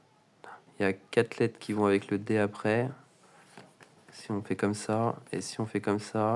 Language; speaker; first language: French; native; French